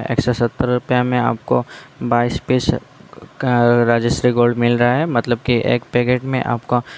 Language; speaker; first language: Hindi; non-native, local second language; Assamese